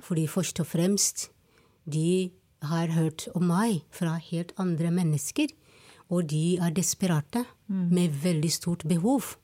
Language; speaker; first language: Norwegian; non-native, fluent; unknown